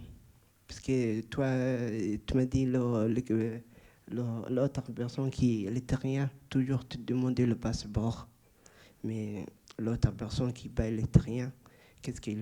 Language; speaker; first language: French; non-native, learner; Somali